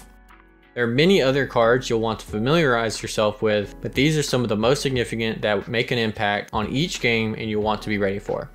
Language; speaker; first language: English; native; English